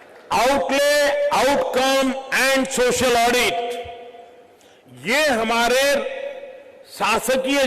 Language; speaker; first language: Hindi; non-native, local second language; Gujarati